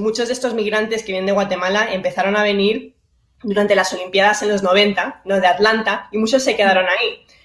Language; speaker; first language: Spanish; early bilingual, heritage; Spanish